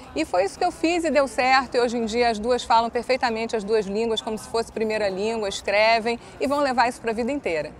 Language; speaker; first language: Portuguese; native; Portuguese